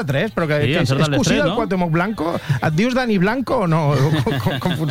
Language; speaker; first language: Catalan; native; Catalan